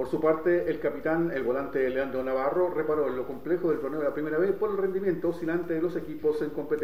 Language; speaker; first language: Spanish; native; Spanish